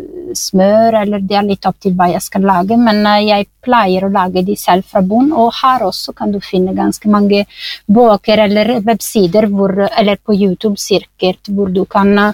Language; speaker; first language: Norwegian; non-native, fluent; Italian